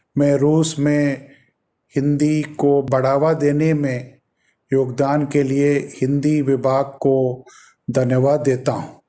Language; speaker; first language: Hindi; non-native, fluent; Russian